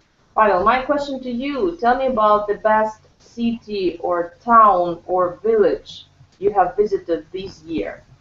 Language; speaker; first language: English; non-native, fluent; Russian